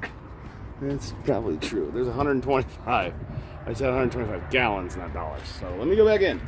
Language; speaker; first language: English; native; English